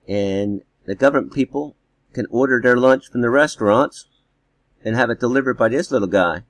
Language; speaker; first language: English; native; English